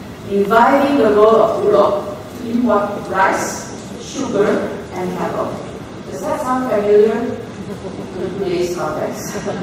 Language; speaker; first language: English; non-native, fluent; Indonesian